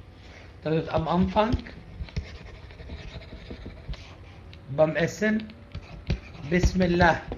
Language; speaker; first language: German; non-native, fluent; Arabic